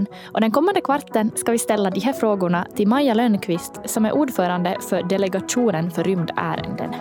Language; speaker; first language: Swedish; native; Swedish